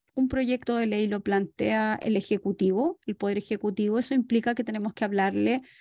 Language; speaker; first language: Spanish; native; Spanish